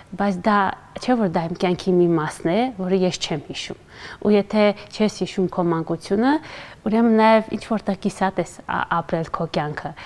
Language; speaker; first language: Armenian; native; Armenian